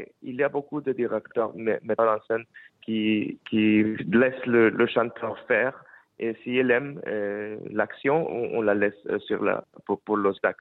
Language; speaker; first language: French; non-native, fluent; Spanish